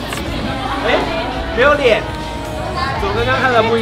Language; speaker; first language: Chinese; native; Chinese